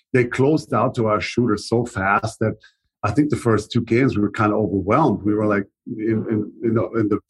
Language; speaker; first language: English; non-native, fluent; German